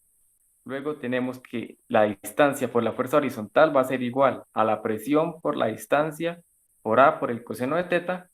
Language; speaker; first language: Spanish; native; Spanish